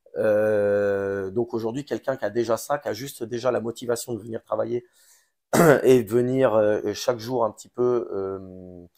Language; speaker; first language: French; native; French